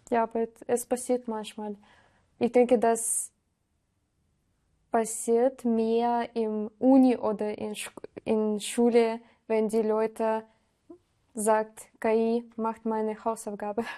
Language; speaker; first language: German; non-native, learner; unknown